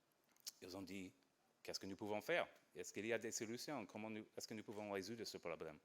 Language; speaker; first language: French; non-native, fluent; English